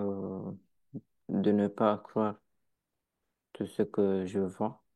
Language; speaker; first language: French; non-native, learner; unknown